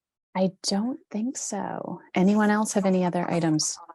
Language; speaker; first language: English; native; English